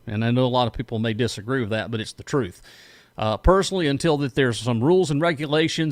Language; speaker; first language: English; native; English